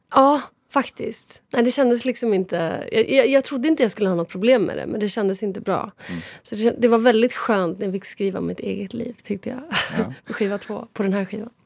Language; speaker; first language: Swedish; native; Swedish